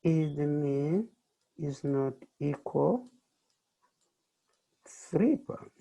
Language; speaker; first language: English; non-native, fluent; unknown